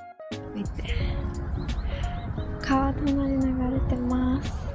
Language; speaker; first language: Japanese; non-native, fluent; English